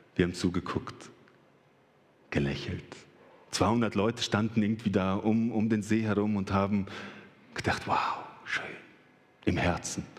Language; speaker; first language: German; early bilingual, other home language; Russian